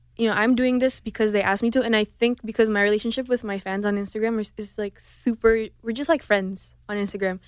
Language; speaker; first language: English; non-native, fluent; Indonesian